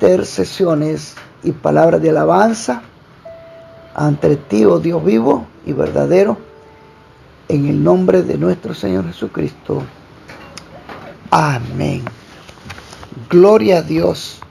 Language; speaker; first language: Spanish; native; Spanish